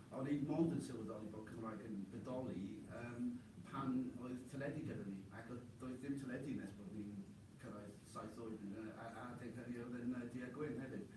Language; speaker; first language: Welsh; non-native, local second language; English